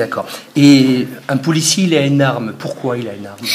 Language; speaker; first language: French; native; French